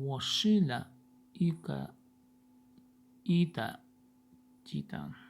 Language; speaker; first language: Chinese; non-native, learner; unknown